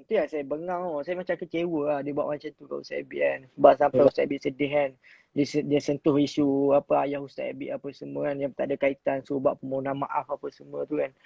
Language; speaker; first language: Malay; native; Malay